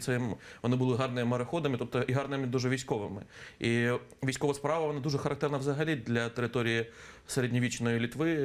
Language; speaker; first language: Ukrainian; native; Ukrainian